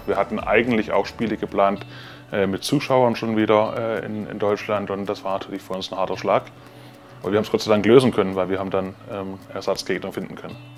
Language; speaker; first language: German; native; German